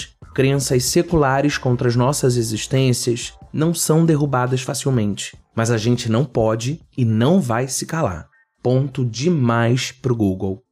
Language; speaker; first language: Portuguese; native; Portuguese